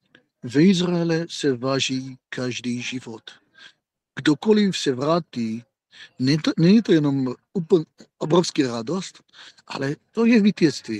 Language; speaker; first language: Czech; non-native, fluent; Hebrew